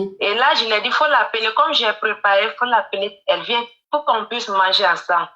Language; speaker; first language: French; non-native, local second language; Mandingo